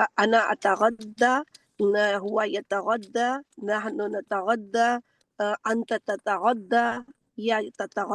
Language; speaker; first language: Arabic; non-native, learner; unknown